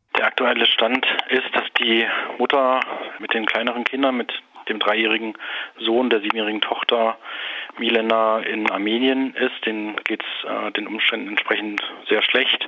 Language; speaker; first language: German; native; German